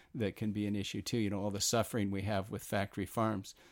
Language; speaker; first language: English; native; English